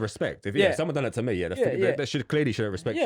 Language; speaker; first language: English; native; English